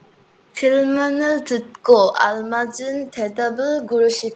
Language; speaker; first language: Korean; non-native, learner; Bangla